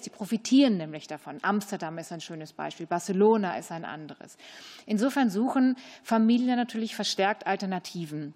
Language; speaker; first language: German; native; German